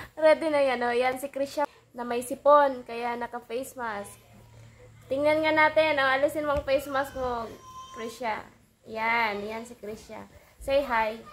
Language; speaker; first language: Filipino; non-native, local second language; Bikol